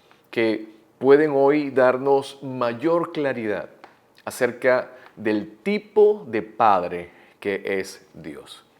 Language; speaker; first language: Spanish; native; Spanish